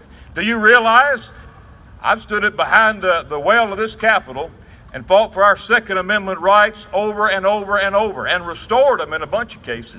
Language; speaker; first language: English; native; English